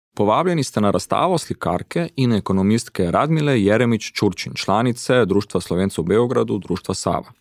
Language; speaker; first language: Slovenian; early bilingual, heritage; Slovenian